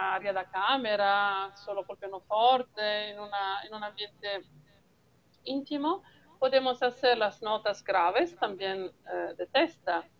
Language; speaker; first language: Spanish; non-native, learner; Italian